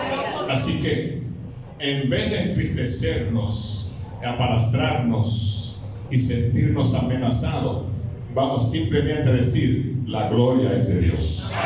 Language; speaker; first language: Spanish; native; Spanish